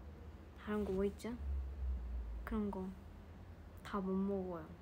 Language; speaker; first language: Korean; non-native, fluent; Japanese